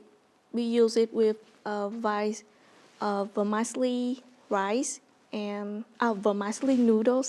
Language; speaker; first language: English; non-native, learner; Vietnamese